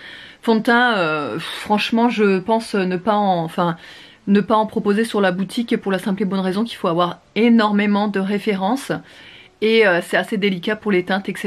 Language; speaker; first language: French; native; French